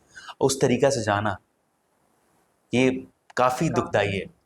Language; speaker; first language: Hindi; native; Hindi